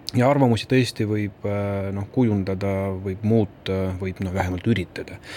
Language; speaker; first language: Estonian; non-native, local second language; Russian